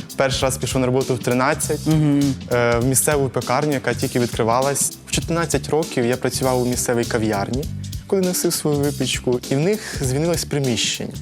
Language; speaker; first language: Ukrainian; native; Ukrainian